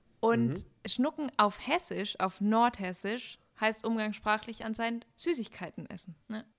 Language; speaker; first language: German; native; German